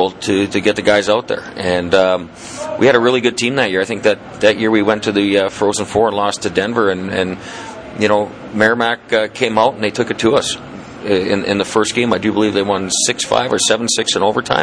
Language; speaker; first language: English; native; English